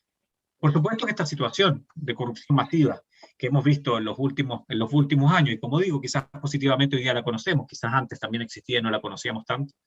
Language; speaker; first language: Spanish; native; Spanish